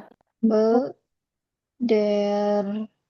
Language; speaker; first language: German; non-native, learner; Indonesian